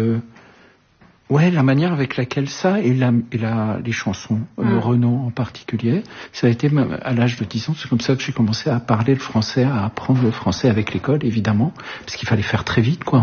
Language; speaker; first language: French; early bilingual, other home language; Arabic